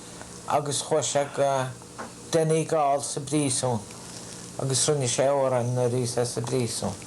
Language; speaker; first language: Irish; native; Irish